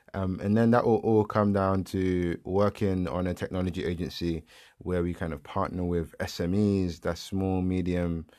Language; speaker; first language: English; native; English